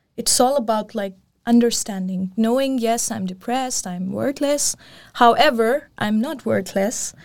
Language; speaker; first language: English; non-native, local second language; Urdu